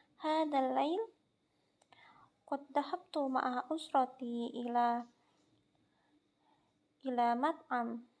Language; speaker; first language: Arabic; non-native, learner; Indonesian